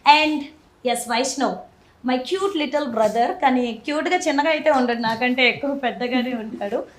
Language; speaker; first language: Telugu; native; Telugu